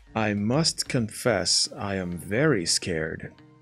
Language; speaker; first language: English; non-native, fluent; Portuguese